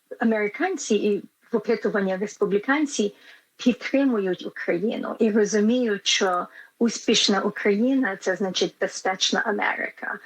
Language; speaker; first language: Ukrainian; early bilingual, heritage; Ukrainian